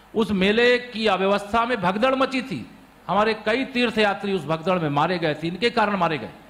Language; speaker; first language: Hindi; native; Hindi